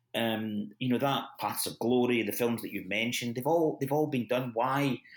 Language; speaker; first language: English; native; English